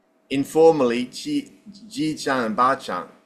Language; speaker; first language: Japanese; non-native, learner; English